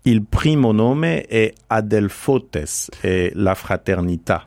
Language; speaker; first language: Italian; non-native, fluent; French